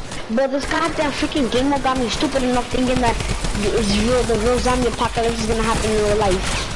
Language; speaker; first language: English; early bilingual, other home language; Spanish